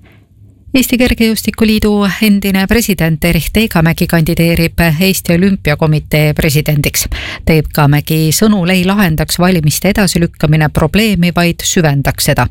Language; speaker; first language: Estonian; native; Estonian